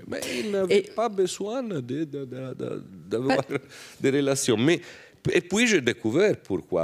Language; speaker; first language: French; non-native, fluent; Italian